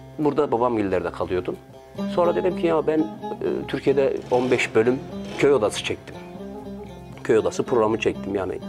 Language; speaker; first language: Turkish; native; Turkish